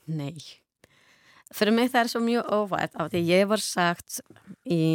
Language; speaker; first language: Icelandic; non-native, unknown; Persian